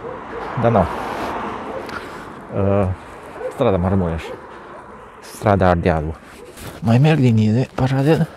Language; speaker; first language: Romanian; non-native, local second language; Hungarian